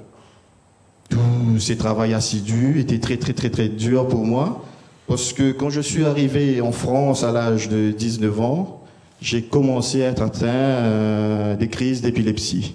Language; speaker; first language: French; native; French